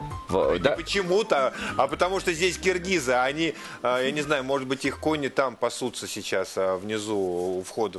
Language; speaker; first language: Russian; native; Russian